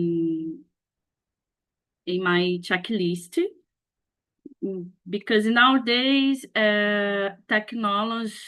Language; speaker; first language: English; non-native, learner; Portuguese